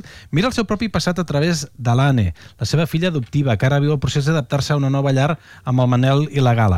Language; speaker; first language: Catalan; native; Catalan